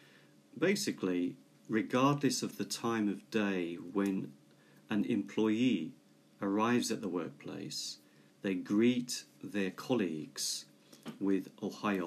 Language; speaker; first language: English; native; English